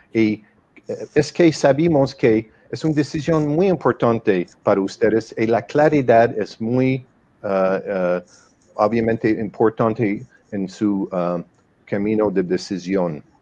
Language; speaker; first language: Spanish; non-native, fluent; English